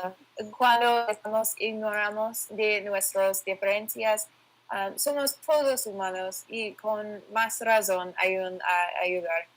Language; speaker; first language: Spanish; non-native, learner; English